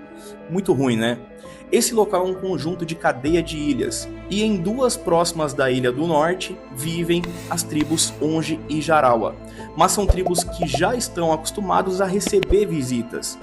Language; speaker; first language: Portuguese; native; Portuguese